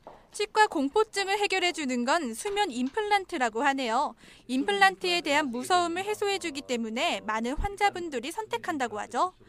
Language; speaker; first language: Korean; native; Korean